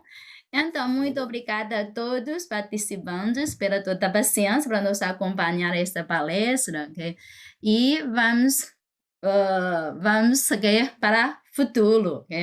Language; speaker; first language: Portuguese; non-native, fluent; Chinese